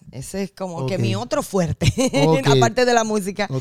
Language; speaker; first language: Spanish; native; Spanish